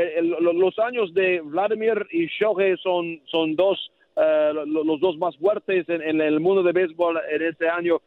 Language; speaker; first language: Spanish; non-native, learner; English